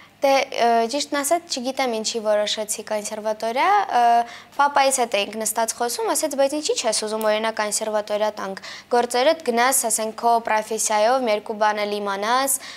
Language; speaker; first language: Armenian; early bilingual, heritage; Armenian